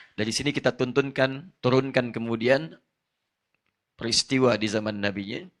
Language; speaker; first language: Indonesian; native; Indonesian